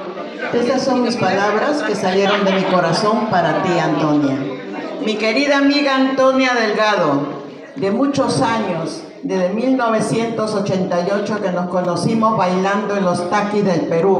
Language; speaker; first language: Spanish; native; Spanish